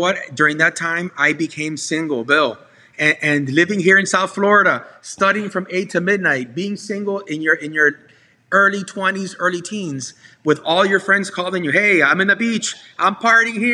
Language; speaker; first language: English; native; English